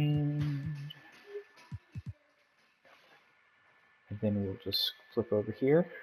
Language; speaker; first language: English; native; English